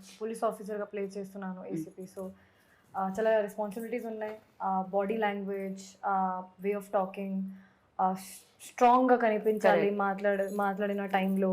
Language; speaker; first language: Telugu; non-native, local second language; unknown